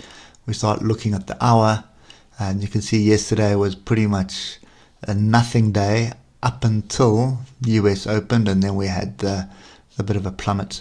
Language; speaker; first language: English; native; English